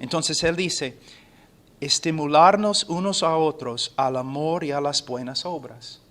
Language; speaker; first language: Spanish; non-native, fluent; English